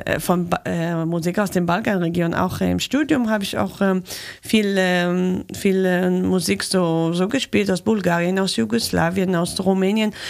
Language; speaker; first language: German; non-native, learner; Hebrew